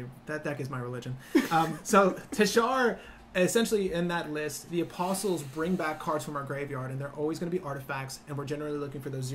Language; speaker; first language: English; native; English